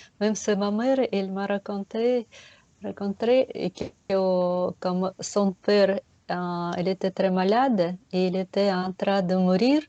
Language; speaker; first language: French; non-native, fluent; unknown